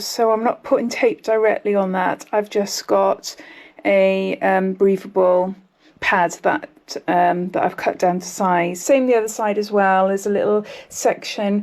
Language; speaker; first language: English; native; English